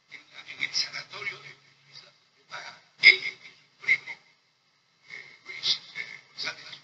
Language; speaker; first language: Spanish; native; Spanish